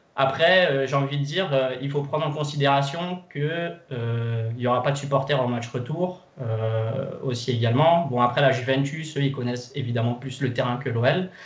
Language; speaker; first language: French; non-native, fluent; Portuguese